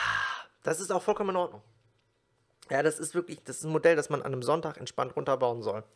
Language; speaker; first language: German; native; German